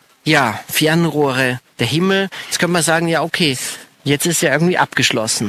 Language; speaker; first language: German; native; German